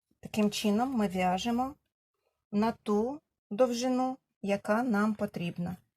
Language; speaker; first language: Ukrainian; non-native, local second language; Russian